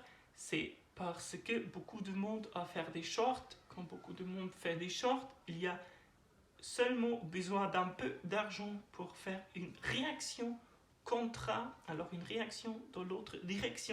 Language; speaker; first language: French; non-native, learner; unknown